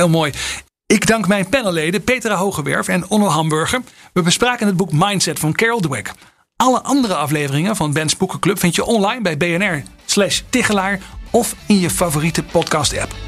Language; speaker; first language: Dutch; native; Dutch